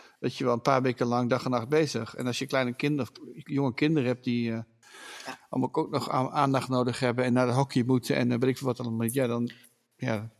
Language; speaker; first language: Dutch; native; Dutch